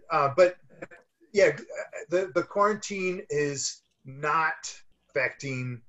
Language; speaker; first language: English; native; English